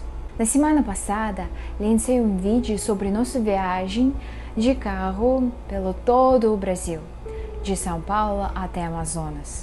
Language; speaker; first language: Portuguese; non-native, fluent; Russian